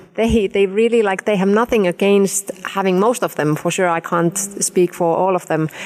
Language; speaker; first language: English; non-native, fluent; Finnish